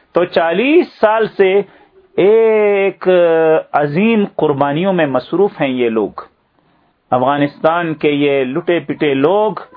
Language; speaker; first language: Urdu; native; Urdu